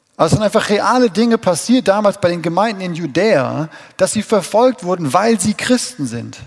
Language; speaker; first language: German; native; German